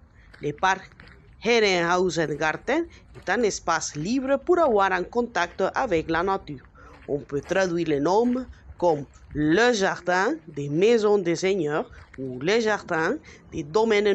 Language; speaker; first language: French; non-native, learner; Spanish